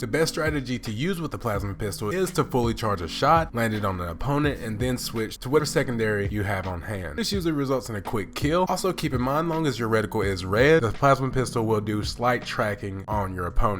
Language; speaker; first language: English; native; English